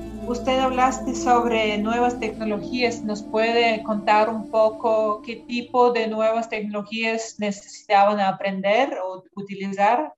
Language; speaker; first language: Spanish; non-native, fluent; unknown